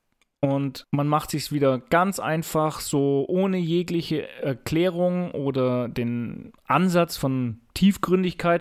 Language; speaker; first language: German; native; German